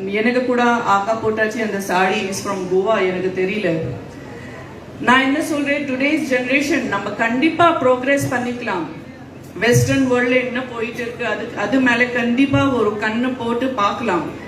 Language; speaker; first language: Tamil; non-native, local second language; Gujarati